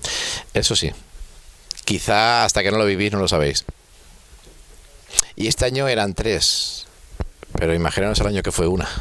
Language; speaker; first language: Spanish; native; Spanish